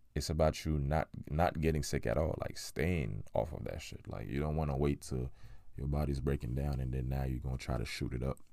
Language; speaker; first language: English; early bilingual, other home language; Haitian Creole